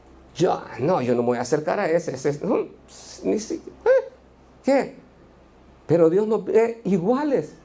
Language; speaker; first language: Spanish; native; Spanish